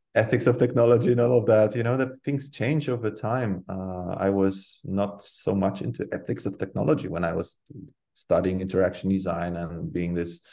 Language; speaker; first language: English; non-native, fluent; Polish